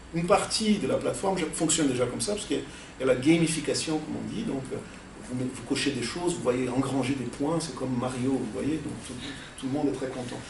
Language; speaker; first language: French; non-native, fluent; Portuguese